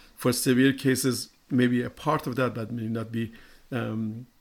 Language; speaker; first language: English; non-native, fluent; Persian